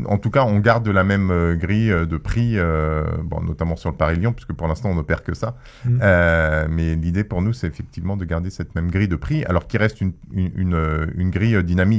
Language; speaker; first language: French; native; French